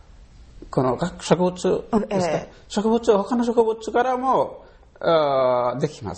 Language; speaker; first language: Japanese; non-native, learner; Bangla